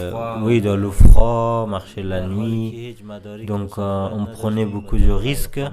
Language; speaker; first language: French; non-native, fluent; Persian